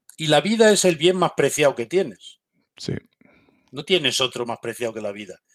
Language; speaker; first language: Spanish; native; Spanish